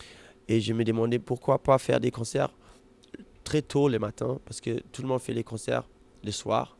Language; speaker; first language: French; non-native, fluent; German